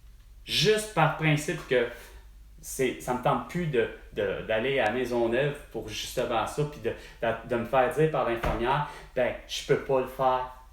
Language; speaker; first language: French; native; French